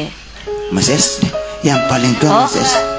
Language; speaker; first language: Indonesian; native; Indonesian